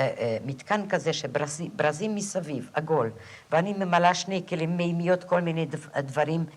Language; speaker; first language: Hebrew; non-native, fluent; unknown